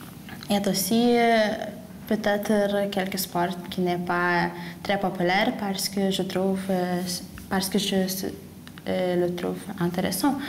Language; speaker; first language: French; non-native, learner; Lithuanian